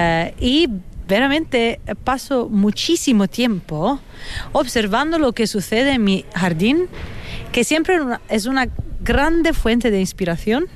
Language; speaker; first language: Spanish; non-native, fluent; Italian